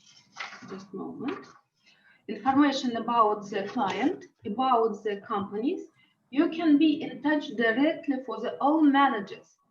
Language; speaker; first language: English; non-native, learner; Russian